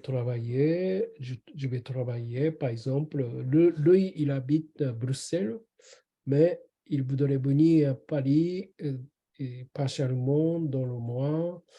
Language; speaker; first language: French; non-native, learner; Japanese